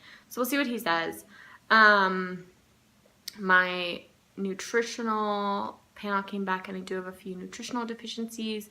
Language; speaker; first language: English; native; English